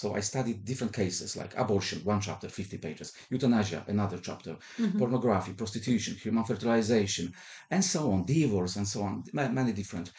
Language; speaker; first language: English; non-native, fluent; Polish